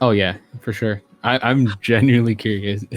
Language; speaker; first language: English; native; English